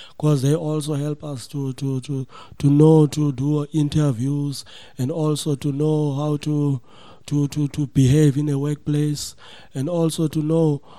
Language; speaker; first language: English; non-native, local second language; Xhosa